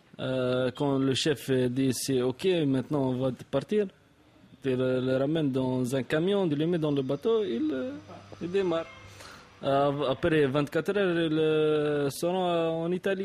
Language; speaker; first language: French; non-native, local second language; Arabic